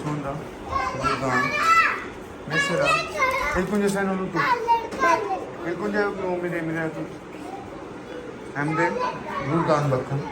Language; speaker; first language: Turkish; non-native, learner; Urdu